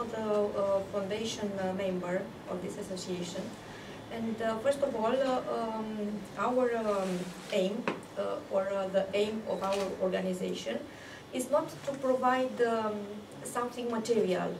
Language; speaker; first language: English; non-native, fluent; Romanian